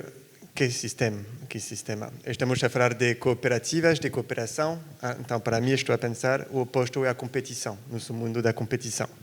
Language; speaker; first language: Portuguese; non-native, fluent; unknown